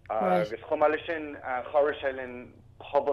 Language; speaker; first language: Irish; native; Irish